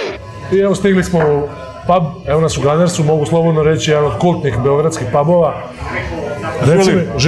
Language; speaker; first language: Serbian; native; Serbian